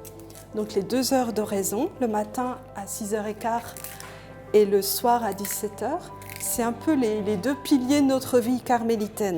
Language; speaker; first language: French; native; French